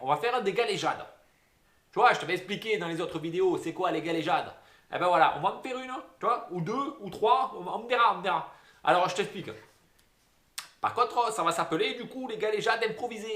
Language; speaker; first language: French; native; French